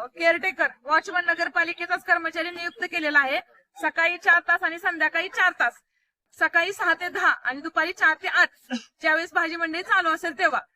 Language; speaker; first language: Marathi; native; Marathi